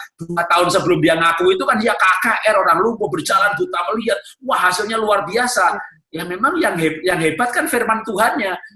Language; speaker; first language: Indonesian; native; Indonesian